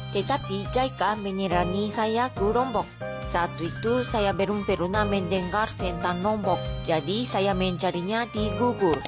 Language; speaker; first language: Indonesian; non-native, fluent; Japanese